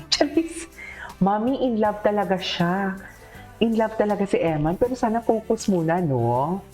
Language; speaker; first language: Filipino; native; Filipino